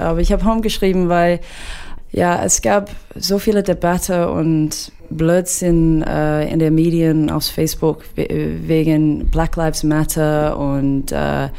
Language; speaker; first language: German; non-native, fluent; English